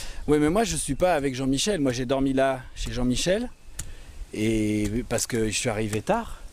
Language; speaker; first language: French; native; French